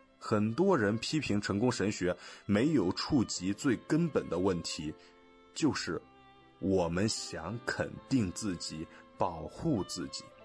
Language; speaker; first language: Chinese; non-native, fluent; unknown